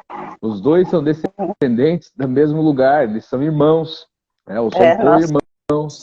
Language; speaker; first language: Portuguese; native; Portuguese